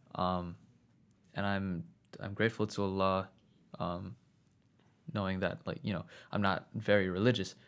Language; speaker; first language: English; native; English